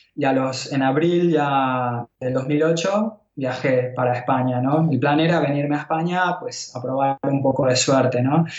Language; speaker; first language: Spanish; native; Spanish